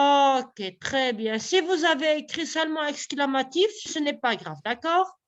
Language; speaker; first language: French; non-native, local second language; Arabic